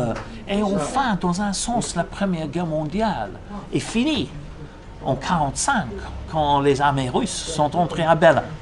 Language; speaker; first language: French; non-native, fluent; English